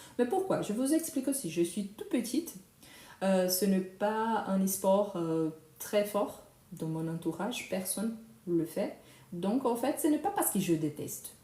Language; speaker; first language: French; non-native, fluent; Portuguese